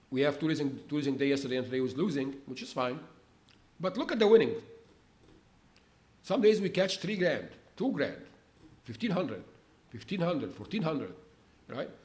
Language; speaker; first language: English; non-native, fluent; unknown